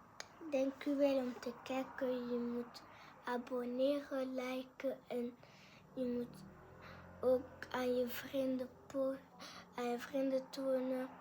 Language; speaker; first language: Dutch; early bilingual, other home language; French